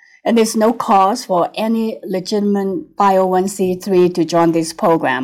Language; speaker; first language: English; non-native, local second language; Cantonese